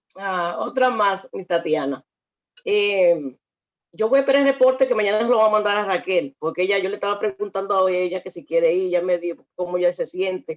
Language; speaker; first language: Spanish; native; Spanish